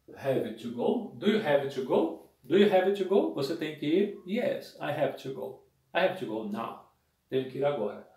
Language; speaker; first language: English; non-native, fluent; Portuguese